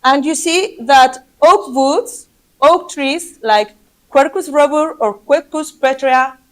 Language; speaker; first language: English; non-native, fluent; Basque